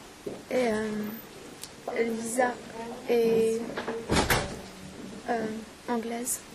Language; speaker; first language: French; non-native, learner; English